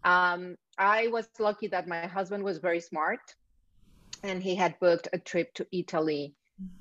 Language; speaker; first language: English; non-native, fluent; Spanish